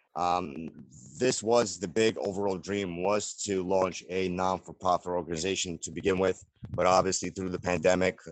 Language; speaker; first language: English; native; English